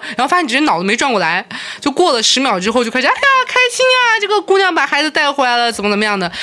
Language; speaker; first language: Chinese; native; Chinese